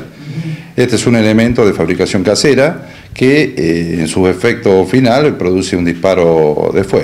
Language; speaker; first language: Spanish; native; Spanish